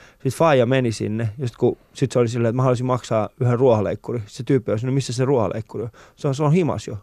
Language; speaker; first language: Finnish; early bilingual, other home language; Persian